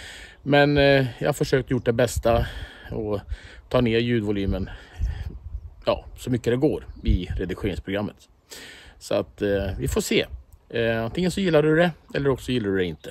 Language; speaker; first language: Swedish; native; Swedish